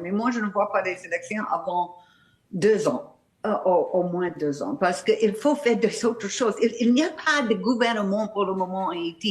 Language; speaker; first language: French; non-native, fluent; English